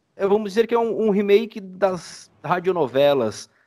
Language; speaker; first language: Portuguese; native; Portuguese